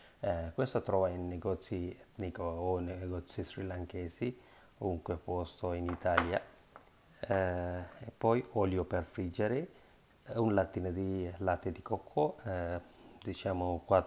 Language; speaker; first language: Italian; non-native, learner; Sinhala